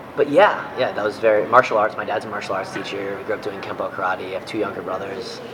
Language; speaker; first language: English; native; English